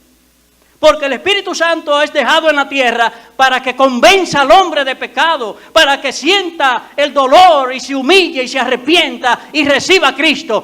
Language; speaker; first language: Spanish; native; Spanish